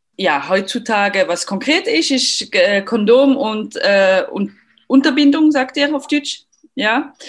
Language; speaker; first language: German; non-native, fluent; French